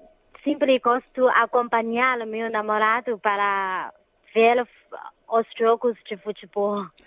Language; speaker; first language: Portuguese; non-native, fluent; Chinese